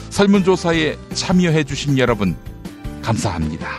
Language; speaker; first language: Korean; native; Korean